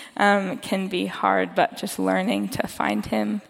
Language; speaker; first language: English; native; English